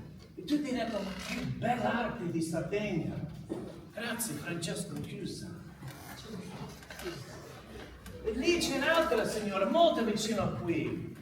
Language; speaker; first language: Italian; non-native, learner; English